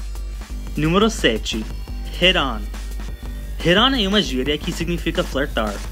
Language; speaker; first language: Portuguese; non-native, fluent; English